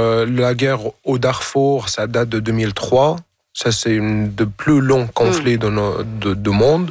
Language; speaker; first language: French; non-native, fluent; Arabic